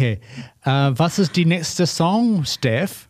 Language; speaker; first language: German; non-native, learner; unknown